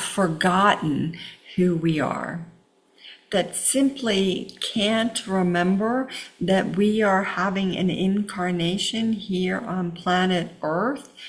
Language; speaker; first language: English; native; English